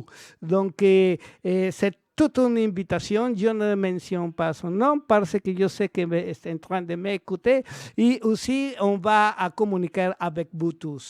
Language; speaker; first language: French; non-native, learner; Spanish